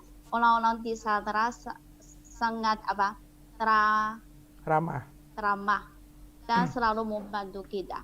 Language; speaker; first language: Indonesian; non-native, fluent; Chinese